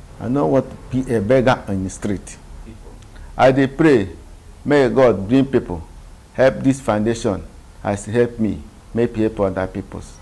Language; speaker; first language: Nigerian Pidgin; non-native, local second language; Igbo